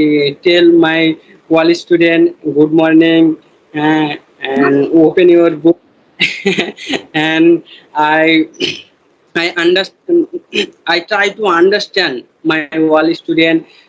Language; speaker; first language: English; non-native, learner; Bangla